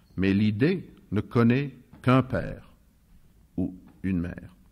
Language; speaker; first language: French; non-native, fluent; Russian